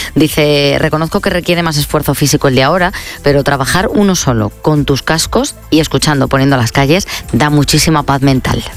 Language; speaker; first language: Spanish; native; Spanish